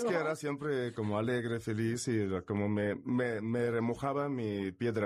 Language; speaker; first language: Spanish; non-native, fluent; Russian